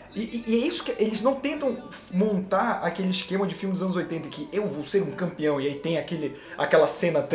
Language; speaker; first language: Portuguese; native; Portuguese